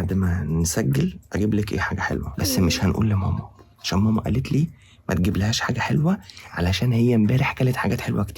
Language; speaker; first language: Arabic; native; Arabic